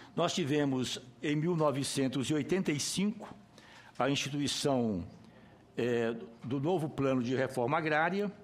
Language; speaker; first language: Portuguese; native; Portuguese